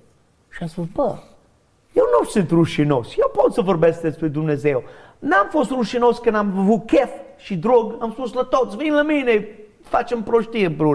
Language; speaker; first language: Romanian; non-native, learner; English